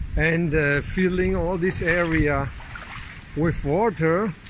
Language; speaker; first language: English; non-native, fluent; German